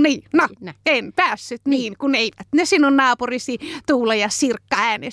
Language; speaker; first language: Finnish; native; Finnish